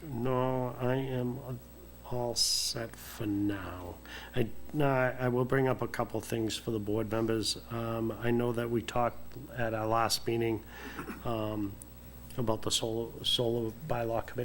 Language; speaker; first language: English; native; English